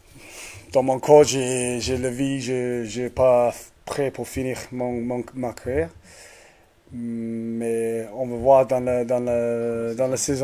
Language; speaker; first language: French; non-native, learner; English